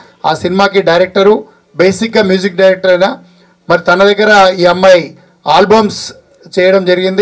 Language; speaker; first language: Telugu; native; Telugu